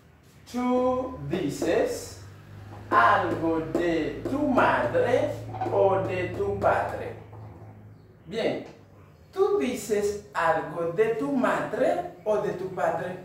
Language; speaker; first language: Spanish; non-native, fluent; Haitian Creole